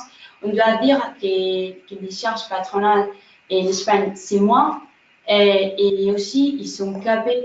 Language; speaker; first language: French; non-native, fluent; Spanish